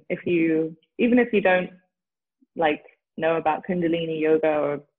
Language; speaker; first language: English; native; English